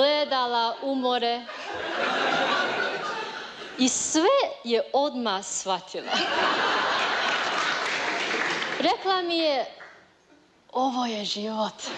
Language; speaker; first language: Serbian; non-native, learner; Chinese